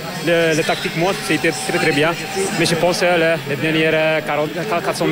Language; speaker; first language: French; non-native, learner; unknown